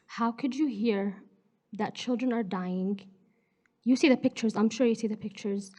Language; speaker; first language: English; early bilingual, other home language; Arabic